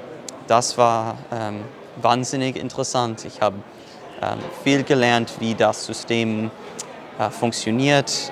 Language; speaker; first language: German; non-native, fluent; English